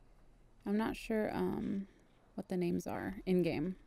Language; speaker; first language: English; native; English